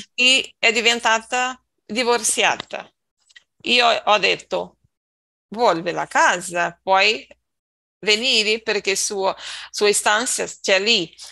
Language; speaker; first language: Italian; non-native, learner; Portuguese